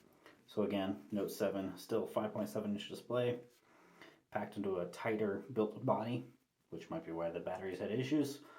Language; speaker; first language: English; native; English